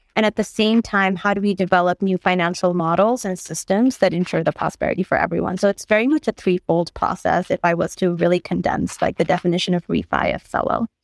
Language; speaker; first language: English; non-native, local second language; Bangla